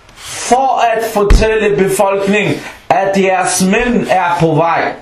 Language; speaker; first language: Danish; non-native, local second language; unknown